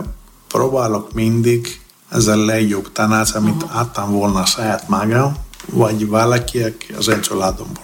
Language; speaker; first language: Hungarian; non-native, learner; Greek